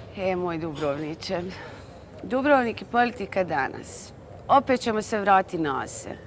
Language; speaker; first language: Croatian; native; Croatian